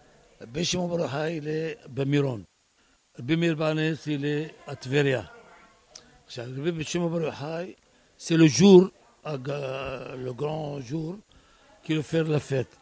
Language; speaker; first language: French; non-native, learner; Arabic